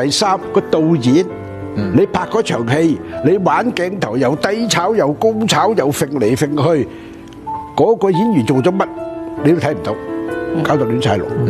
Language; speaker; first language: Cantonese; native; Cantonese